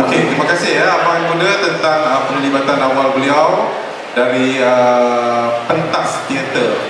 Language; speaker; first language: Malay; native; Malay